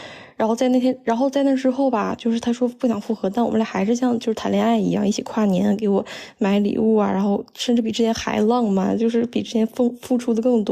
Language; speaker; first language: Chinese; native; Chinese